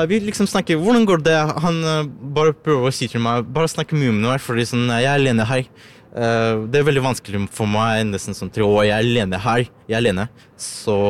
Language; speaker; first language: Norwegian; non-native, learner; Ukrainian